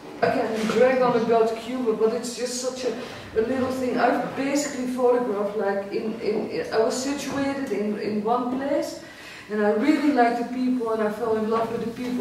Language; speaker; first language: English; non-native, fluent; Dutch